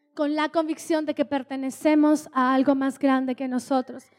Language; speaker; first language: Spanish; native; Spanish